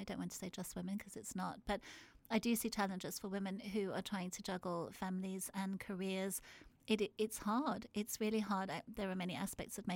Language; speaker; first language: English; native; English